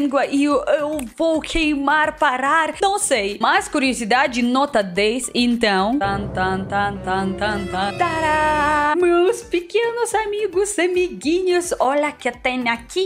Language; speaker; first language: Portuguese; non-native, learner; Russian